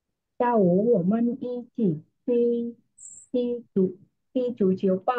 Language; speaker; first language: Chinese; non-native, learner; Vietnamese